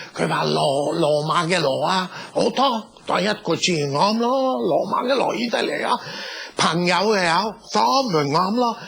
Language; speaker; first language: Cantonese; non-native, fluent; Italian